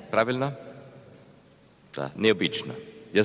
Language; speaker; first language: Russian; non-native, learner; German